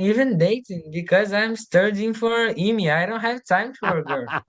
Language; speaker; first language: English; non-native, learner; Portuguese